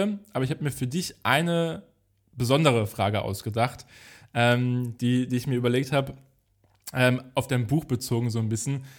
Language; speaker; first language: German; native; German